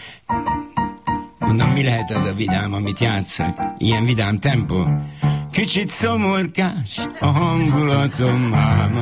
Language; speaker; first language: Hungarian; native; Hungarian